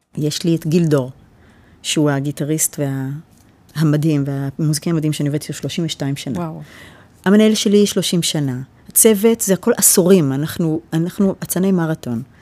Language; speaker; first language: Hebrew; early bilingual, heritage; Hebrew